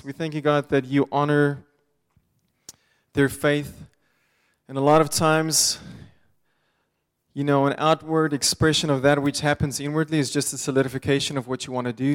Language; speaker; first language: English; non-native, local second language; Afrikaans